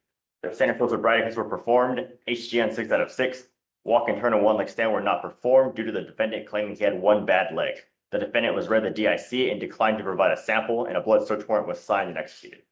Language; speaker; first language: English; native; English